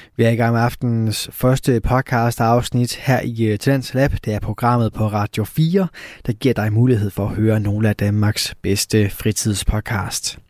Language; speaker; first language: Danish; native; Danish